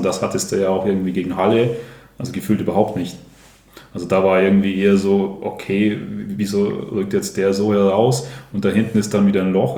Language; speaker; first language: German; native; German